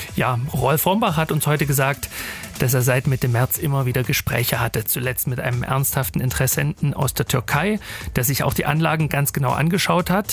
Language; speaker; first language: German; native; German